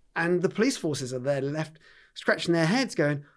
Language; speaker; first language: English; native; English